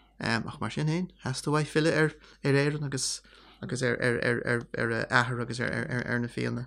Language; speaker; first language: Irish; native; Irish